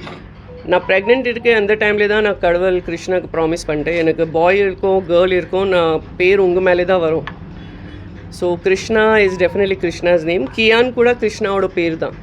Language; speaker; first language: Tamil; non-native, local second language; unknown